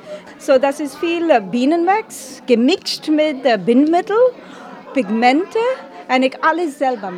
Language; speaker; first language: German; non-native, learner; English